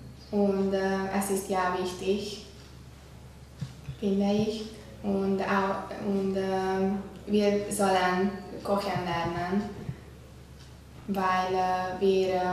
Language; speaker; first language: German; non-native, learner; Hungarian